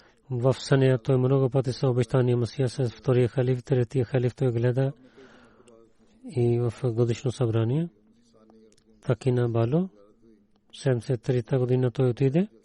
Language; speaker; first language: Bulgarian; non-native, learner; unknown